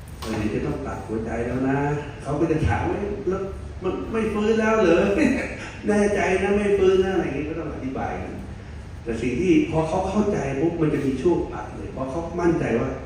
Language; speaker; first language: Thai; native; Thai